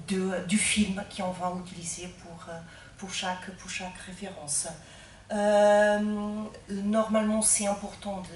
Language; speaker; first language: French; non-native, fluent; Portuguese